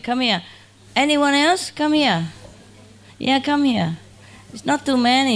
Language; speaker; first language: English; non-native, fluent; Vietnamese